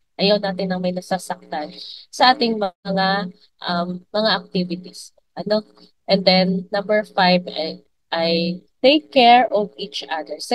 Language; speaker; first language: Filipino; non-native, local second language; Bikol